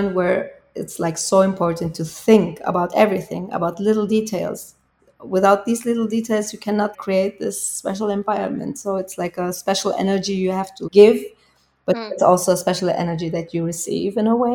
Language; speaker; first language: English; non-native, fluent; German